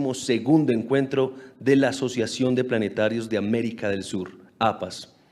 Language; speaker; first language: Spanish; native; Spanish